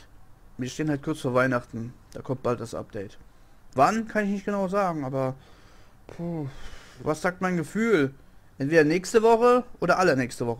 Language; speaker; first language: German; native; German